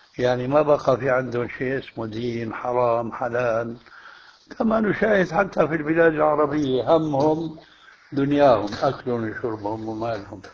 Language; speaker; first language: Arabic; early bilingual, other home language; Albanian